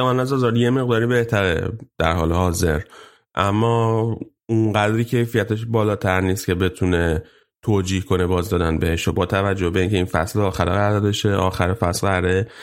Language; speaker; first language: Persian; native; Persian